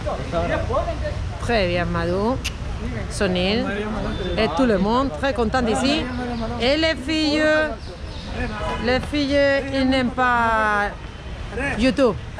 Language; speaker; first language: French; non-native, fluent; Spanish